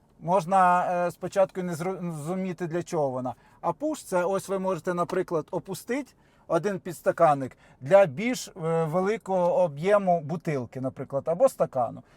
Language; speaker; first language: Ukrainian; non-native, local second language; Russian